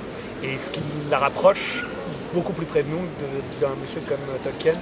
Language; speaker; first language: French; native; French